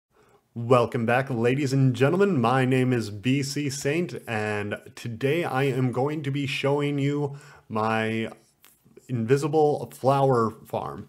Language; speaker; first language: English; native; English